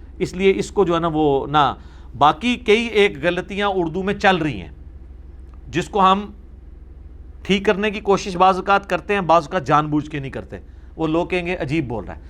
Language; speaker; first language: Urdu; non-native, local second language; Punjabi